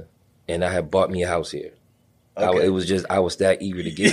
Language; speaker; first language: English; native; English